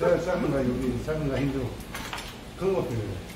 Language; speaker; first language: Korean; non-native, learner; Turkish